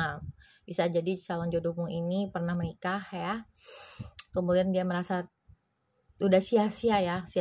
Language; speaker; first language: Indonesian; native; Indonesian